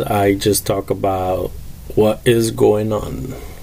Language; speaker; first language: English; early bilingual, other home language; Spanish